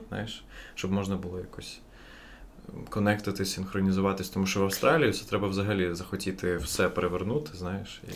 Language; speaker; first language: Ukrainian; non-native, local second language; Russian